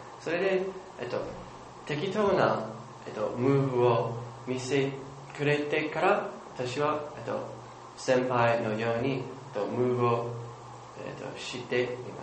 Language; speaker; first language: Japanese; non-native, learner; English